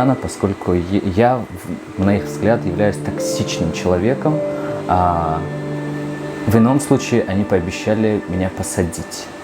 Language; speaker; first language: Russian; non-native, local second language; Tajik